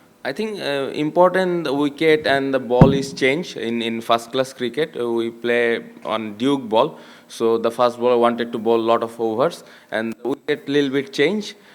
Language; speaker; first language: English; non-native, local second language; Bangla